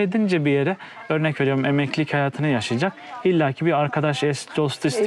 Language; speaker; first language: Turkish; native; Turkish